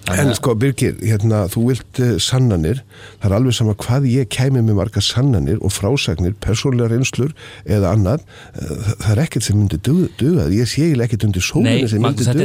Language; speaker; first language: Icelandic; native; Icelandic